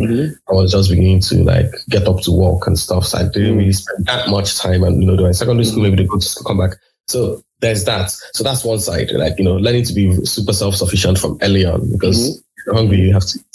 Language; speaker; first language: English; non-native, local second language; Igbo